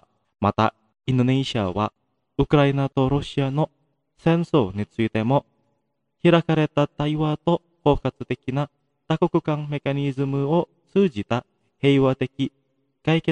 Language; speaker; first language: Japanese; non-native, fluent; Indonesian